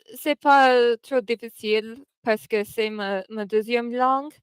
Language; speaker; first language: French; non-native, learner; English